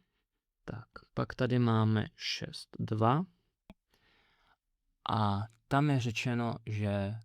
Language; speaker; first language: Czech; native; Czech